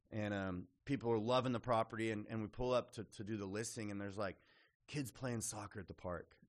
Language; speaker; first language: English; native; English